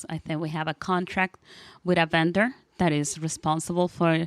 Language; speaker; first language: English; non-native, fluent; Spanish